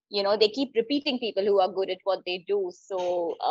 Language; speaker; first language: English; non-native, local second language; Hindi